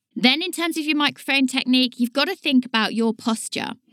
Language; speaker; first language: English; native; English